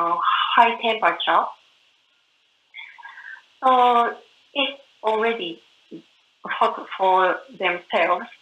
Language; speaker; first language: English; non-native, learner; Japanese